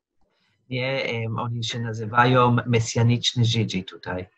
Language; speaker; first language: Polish; non-native, learner; German